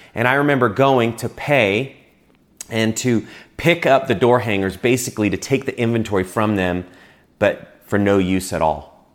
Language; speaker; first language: English; native; English